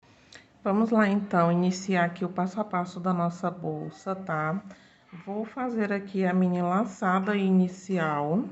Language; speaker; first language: Portuguese; native; Portuguese